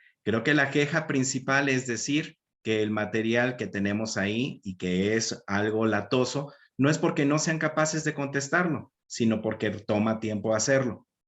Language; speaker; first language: Spanish; native; Spanish